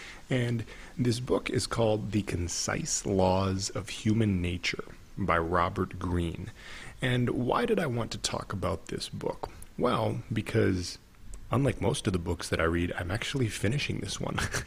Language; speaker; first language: English; native; English